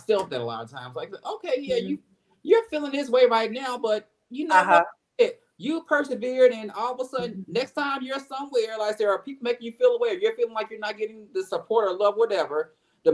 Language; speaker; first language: English; native; English